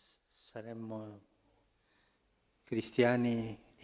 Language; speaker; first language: Italian; non-native, fluent; Spanish